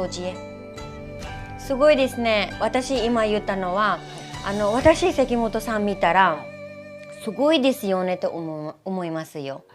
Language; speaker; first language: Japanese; non-native, learner; Hindi